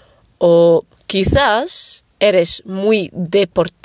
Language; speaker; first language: Spanish; non-native, fluent; Dutch